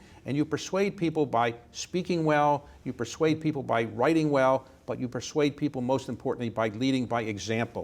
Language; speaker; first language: English; native; English